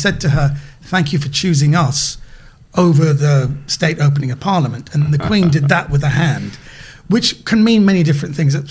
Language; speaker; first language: English; native; English